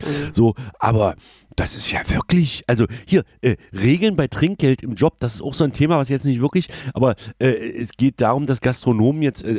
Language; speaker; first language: German; native; German